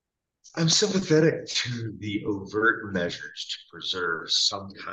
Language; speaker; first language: English; native; English